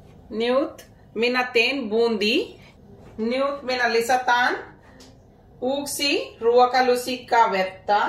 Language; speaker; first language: Finnish; non-native, learner; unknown